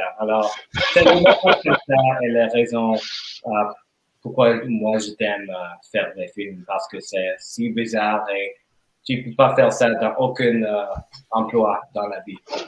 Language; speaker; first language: French; non-native, learner; English